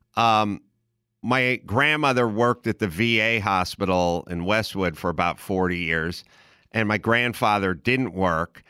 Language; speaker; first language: English; native; English